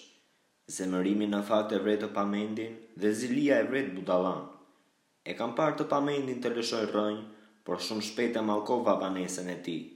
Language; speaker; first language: Albanian; native; Albanian